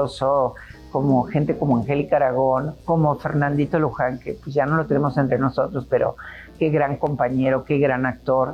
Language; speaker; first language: Spanish; native; Spanish